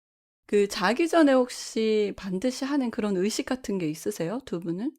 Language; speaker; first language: Korean; native; Korean